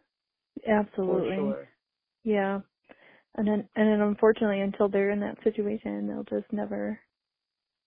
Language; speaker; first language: English; native; English